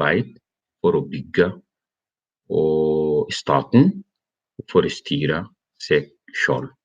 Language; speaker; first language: Norwegian; non-native, learner; Arabic